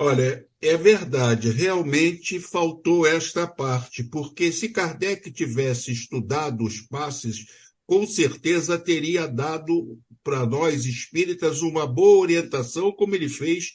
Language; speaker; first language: Portuguese; native; Portuguese